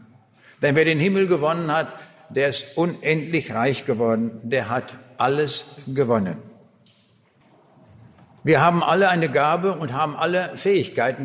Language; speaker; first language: German; native; German